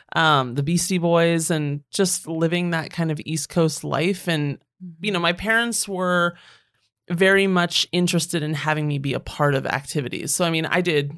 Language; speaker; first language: English; native; English